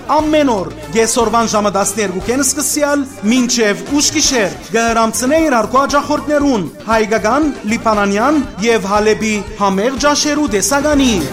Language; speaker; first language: Armenian; native; Armenian